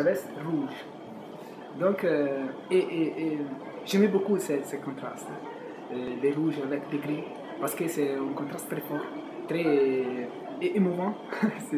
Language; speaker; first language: French; non-native, fluent; Italian